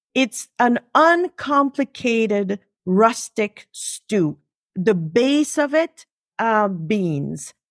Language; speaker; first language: English; non-native, fluent; French